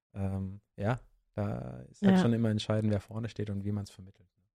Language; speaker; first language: German; native; German